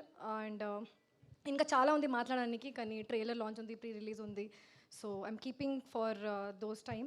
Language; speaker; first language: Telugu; non-native, learner; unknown